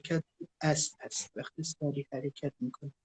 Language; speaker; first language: Persian; native; Persian